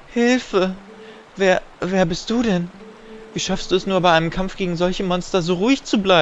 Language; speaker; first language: German; native; German